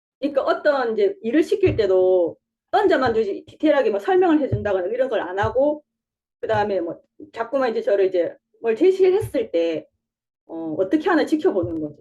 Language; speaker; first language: Korean; native; Korean